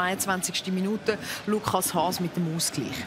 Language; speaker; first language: German; native; German